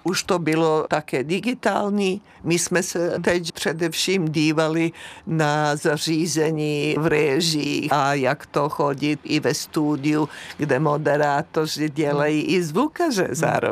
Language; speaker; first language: Czech; native; Czech